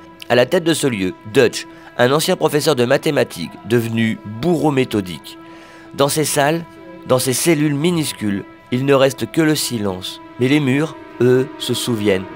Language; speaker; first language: French; native; French